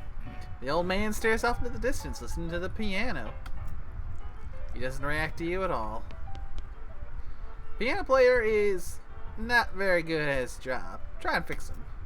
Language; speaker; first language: English; native; English